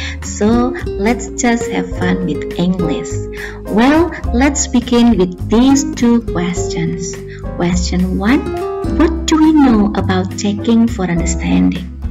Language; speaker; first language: English; non-native, fluent; Indonesian